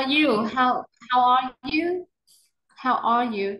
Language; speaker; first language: English; non-native, learner; Vietnamese